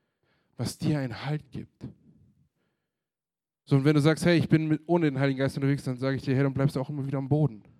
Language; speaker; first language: German; native; German